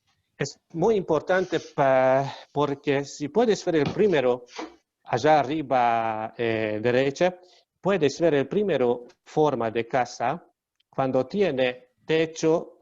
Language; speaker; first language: Spanish; non-native, learner; Hungarian